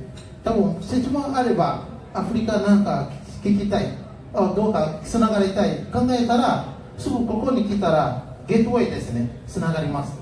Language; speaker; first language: Japanese; non-native, learner; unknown